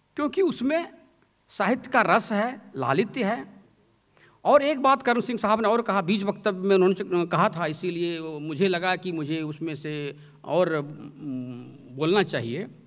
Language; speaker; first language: Hindi; native; Hindi